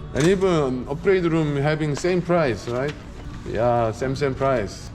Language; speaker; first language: English; non-native, learner; Korean